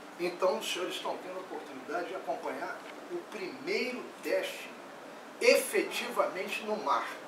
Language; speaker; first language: Portuguese; native; Portuguese